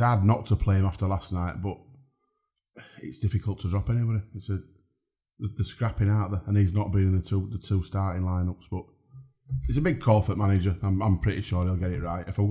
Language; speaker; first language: English; native; English